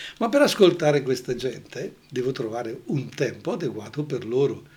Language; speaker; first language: Italian; native; Italian